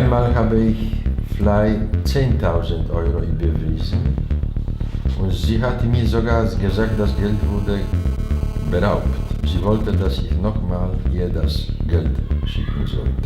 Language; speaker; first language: German; non-native, learner; Chinese